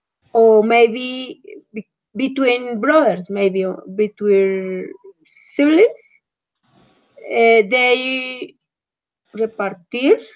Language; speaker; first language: English; non-native, learner; Spanish